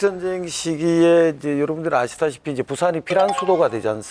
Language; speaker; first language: Korean; native; Korean